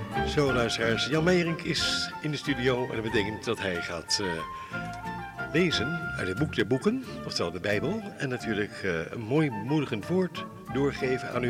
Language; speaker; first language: Dutch; native; Dutch